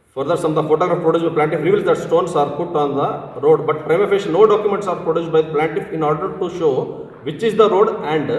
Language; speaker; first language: English; non-native, local second language; Kannada